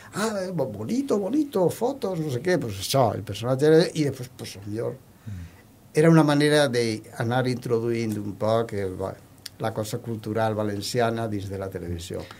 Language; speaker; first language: Catalan; non-native, local second language; Spanish